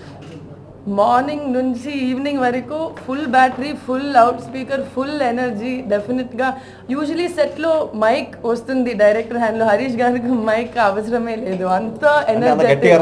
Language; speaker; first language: Telugu; non-native, local second language; Tamil